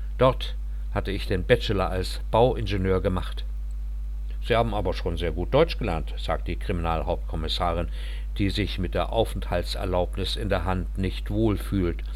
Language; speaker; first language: German; native; German